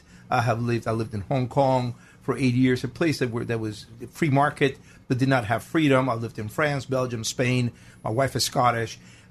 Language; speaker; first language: English; non-native, fluent; Spanish